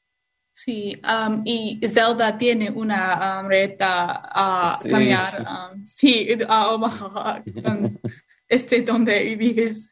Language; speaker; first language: Spanish; non-native, learner; English